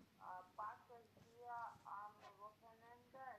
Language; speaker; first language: German; non-native, learner; Macedonian